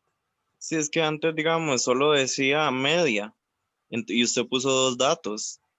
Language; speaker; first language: Spanish; native; Spanish